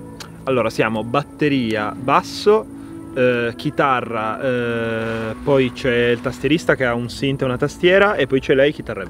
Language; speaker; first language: Italian; native; Italian